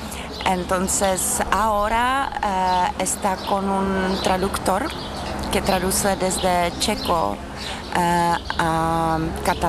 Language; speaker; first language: Spanish; non-native, learner; Czech